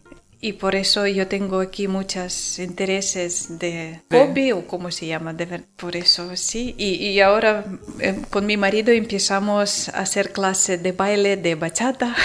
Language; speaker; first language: Spanish; non-native, learner; Ukrainian